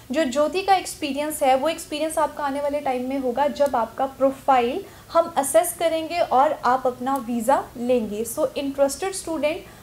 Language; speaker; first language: Hindi; native; Hindi